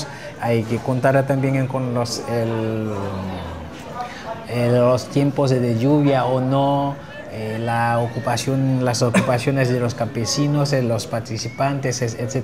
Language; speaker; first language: Spanish; non-native, fluent; Haitian Creole